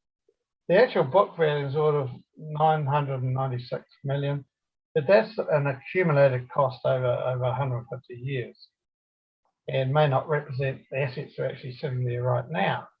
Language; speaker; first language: English; native; English